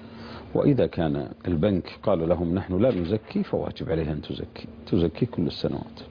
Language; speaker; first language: Arabic; native; Arabic